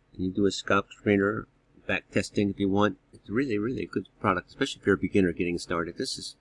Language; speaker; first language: English; native; English